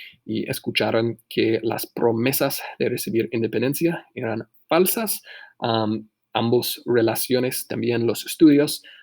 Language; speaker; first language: Spanish; non-native, fluent; English